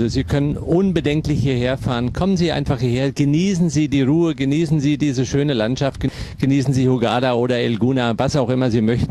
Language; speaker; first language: German; native; German